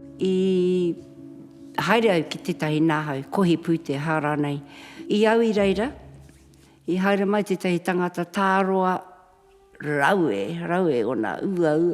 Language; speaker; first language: Māori; non-native, local second language; English